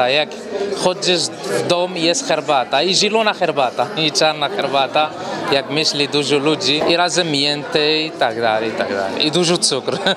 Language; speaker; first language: Polish; non-native, learner; Arabic